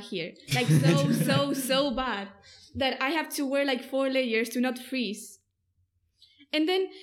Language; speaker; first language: English; non-native, fluent; Spanish